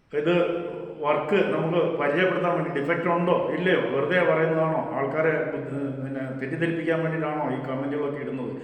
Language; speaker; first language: Malayalam; native; Malayalam